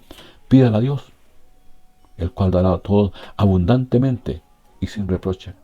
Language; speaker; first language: Spanish; native; Spanish